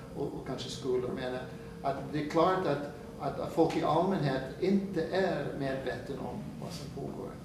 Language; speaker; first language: Swedish; non-native, fluent; English